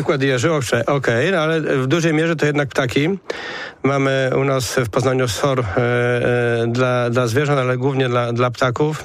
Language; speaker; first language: Polish; native; Polish